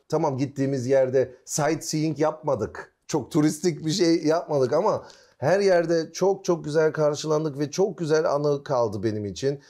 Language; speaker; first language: Turkish; early bilingual, heritage; Turkish